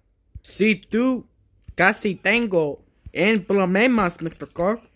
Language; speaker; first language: Spanish; non-native, learner; English